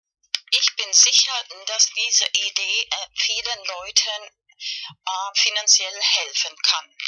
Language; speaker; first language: German; non-native, learner; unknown